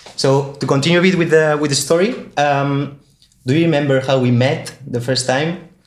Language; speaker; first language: English; non-native, fluent; Catalan